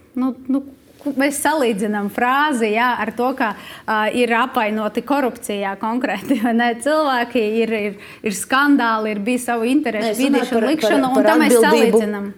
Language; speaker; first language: Latvian; non-native, local second language; Russian